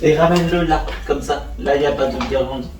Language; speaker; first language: French; native; French